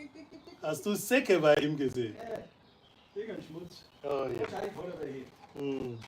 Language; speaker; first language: German; non-native, fluent; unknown